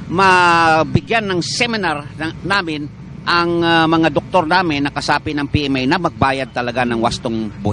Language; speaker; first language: Filipino; native; Filipino